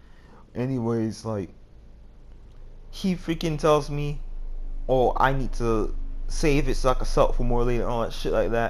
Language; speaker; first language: English; native; English